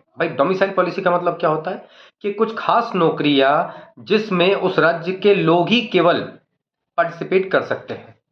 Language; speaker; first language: Hindi; native; Hindi